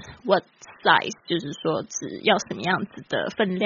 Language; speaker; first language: Chinese; native; Chinese